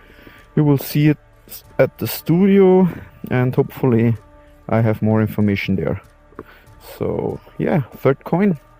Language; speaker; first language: English; non-native, learner; German